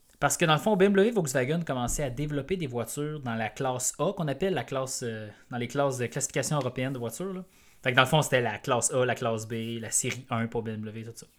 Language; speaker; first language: French; native; French